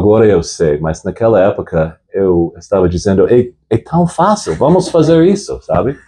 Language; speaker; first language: Portuguese; non-native, fluent; English